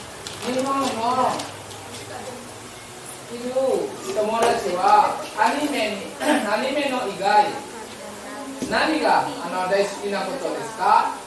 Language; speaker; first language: Japanese; non-native, learner; Indonesian